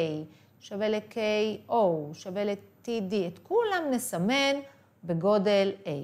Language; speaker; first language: Hebrew; native; Hebrew